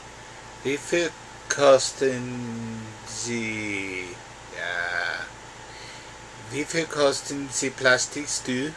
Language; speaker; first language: German; non-native, learner; English